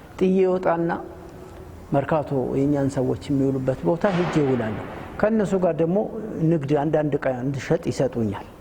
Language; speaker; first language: Amharic; non-native, local second language; Sebat Bet Gurage